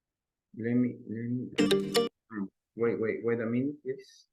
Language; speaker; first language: English; non-native, learner; Spanish